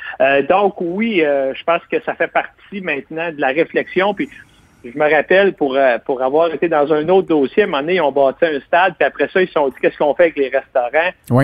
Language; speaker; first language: French; native; French